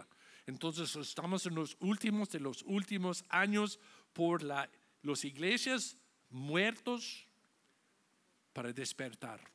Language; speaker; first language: Spanish; non-native, fluent; English